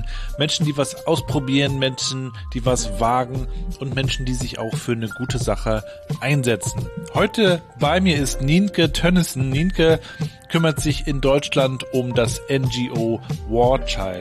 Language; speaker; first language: German; native; German